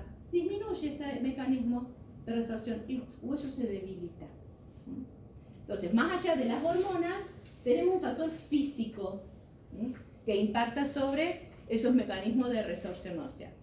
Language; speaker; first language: Spanish; native; Spanish